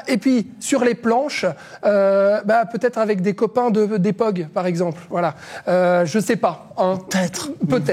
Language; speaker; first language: French; native; French